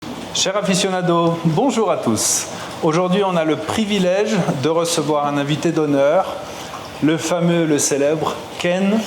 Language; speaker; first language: French; native; French